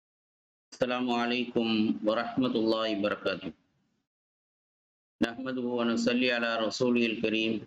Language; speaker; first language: Arabic; non-native, fluent; Tamil